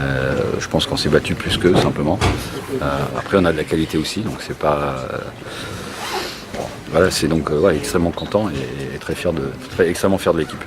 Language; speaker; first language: French; native; French